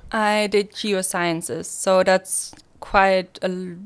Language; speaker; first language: English; non-native, fluent; German